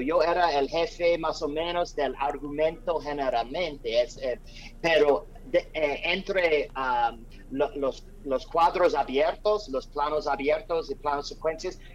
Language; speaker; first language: Spanish; non-native, learner; English